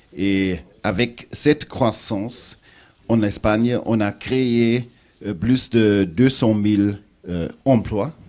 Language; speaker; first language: French; non-native, learner; German